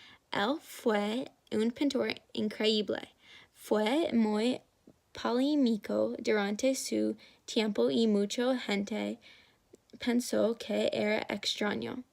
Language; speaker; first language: Spanish; non-native, learner; English